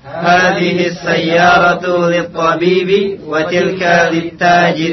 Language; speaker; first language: Arabic; non-native, learner; Indonesian